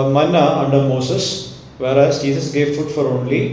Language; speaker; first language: English; non-native, local second language; Malayalam